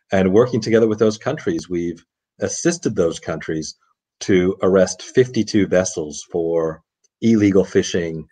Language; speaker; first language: English; native; English